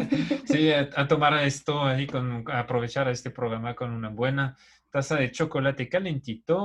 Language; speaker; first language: Spanish; native; Spanish